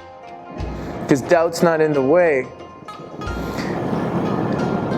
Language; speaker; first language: English; native; English